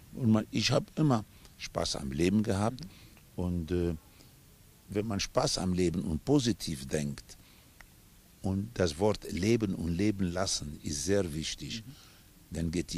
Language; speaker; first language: German; non-native, fluent; Spanish